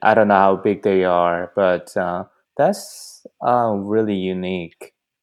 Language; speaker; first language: English; non-native, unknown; Korean